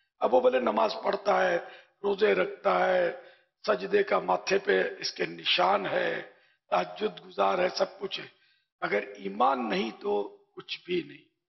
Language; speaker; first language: Urdu; native; Urdu